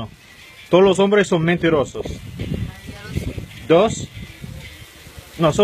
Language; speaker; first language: Spanish; non-native, learner; English